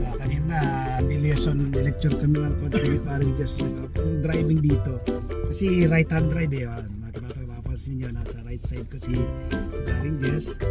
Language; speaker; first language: Filipino; native; Filipino